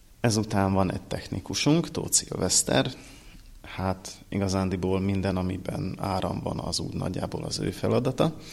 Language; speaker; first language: Hungarian; native; Hungarian